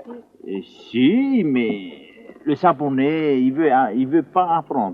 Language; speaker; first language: French; non-native, local second language; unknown